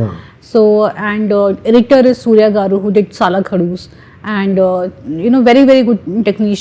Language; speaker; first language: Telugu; non-native, fluent; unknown